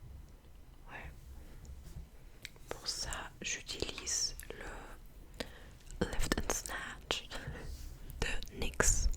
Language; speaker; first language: French; non-native, fluent; English